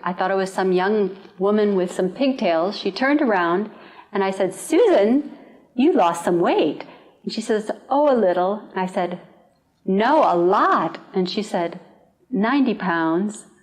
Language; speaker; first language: English; native; English